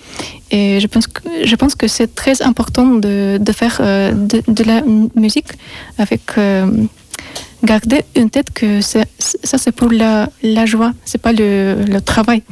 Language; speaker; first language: French; non-native, learner; Russian